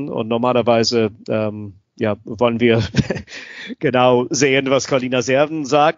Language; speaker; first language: German; non-native, fluent; English